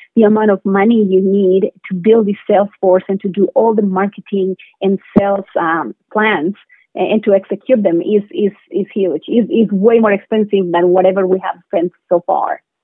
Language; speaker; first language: English; non-native, fluent; Spanish